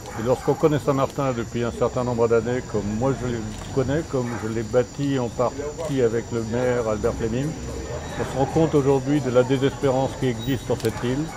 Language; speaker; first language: French; non-native, local second language; German